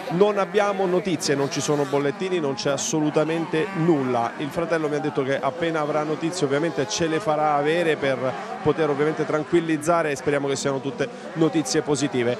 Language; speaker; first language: Italian; native; Italian